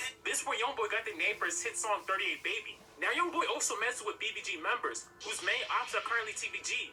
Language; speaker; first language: English; native; English